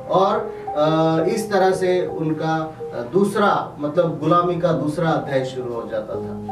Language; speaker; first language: Hindi; non-native, local second language; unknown